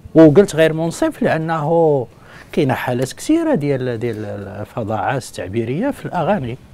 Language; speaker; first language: Arabic; non-native, local second language; Berber languages